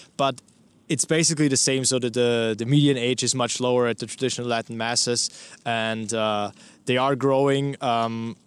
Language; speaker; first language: English; non-native, fluent; German